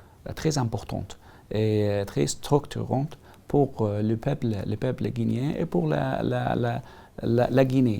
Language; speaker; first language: French; non-native, learner; Arabic